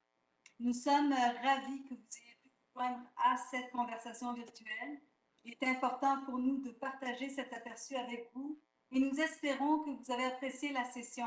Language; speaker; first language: French; native; French